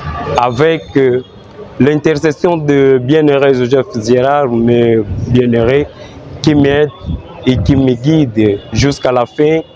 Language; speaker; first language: French; non-native, learner; Portuguese